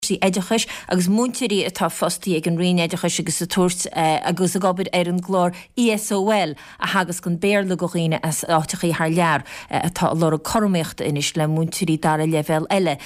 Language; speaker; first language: Irish; native; Irish